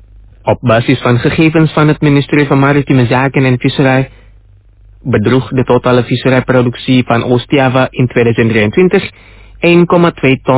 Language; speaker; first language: Dutch; non-native, fluent; Indonesian